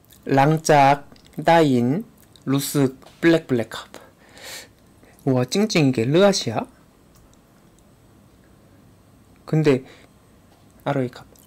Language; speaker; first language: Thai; non-native, learner; Korean